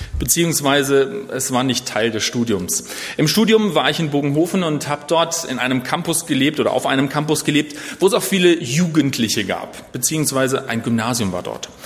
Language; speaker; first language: German; native; German